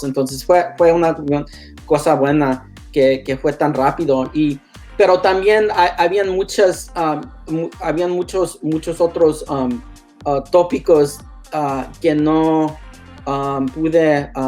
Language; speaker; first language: Spanish; early bilingual, heritage; Spanish